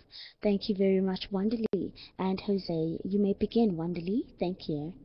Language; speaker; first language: English; non-native, fluent; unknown